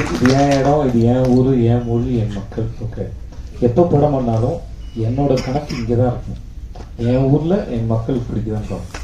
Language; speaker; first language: Tamil; native; Tamil